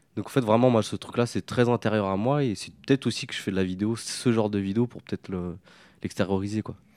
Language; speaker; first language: French; native; French